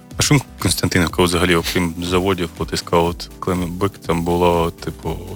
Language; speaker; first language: Ukrainian; native; Ukrainian